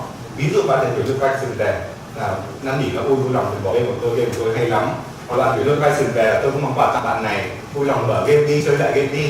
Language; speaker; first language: Vietnamese; native; Vietnamese